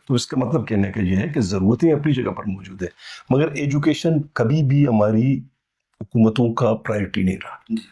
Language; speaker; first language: Urdu; non-native, local second language; Baluchi